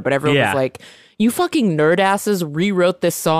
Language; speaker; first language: English; native; English